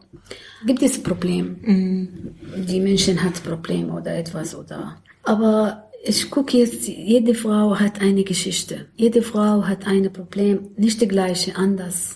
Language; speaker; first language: German; non-native, learner; Arabic